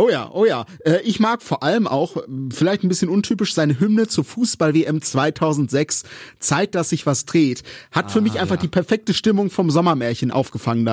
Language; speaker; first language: German; native; German